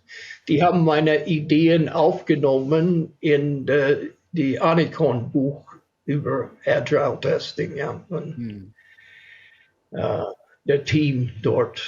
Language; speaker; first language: German; non-native, fluent; English